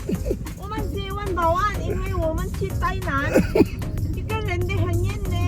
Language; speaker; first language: Chinese; non-native, fluent; Filipino